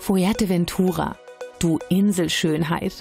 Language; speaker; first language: German; native; German